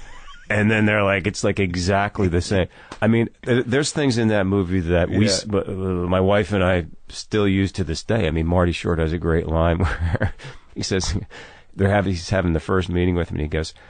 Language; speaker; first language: English; native; English